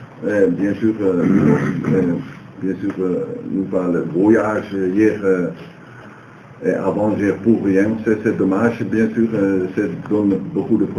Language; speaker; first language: French; non-native, learner; Dutch